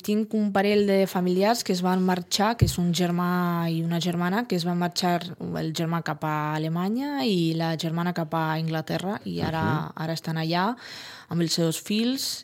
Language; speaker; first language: Catalan; non-native, fluent; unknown